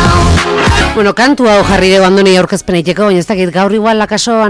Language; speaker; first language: Basque; native; Basque